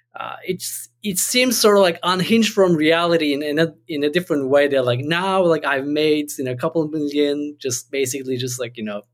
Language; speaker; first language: English; non-native, fluent; Turkish